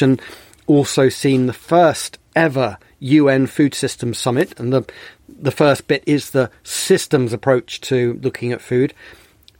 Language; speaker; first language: English; native; English